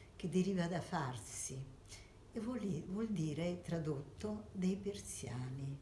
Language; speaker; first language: Italian; early bilingual, other home language; Armenian